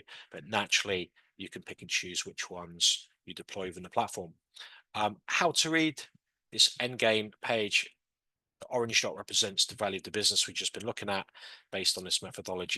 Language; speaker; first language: English; native; English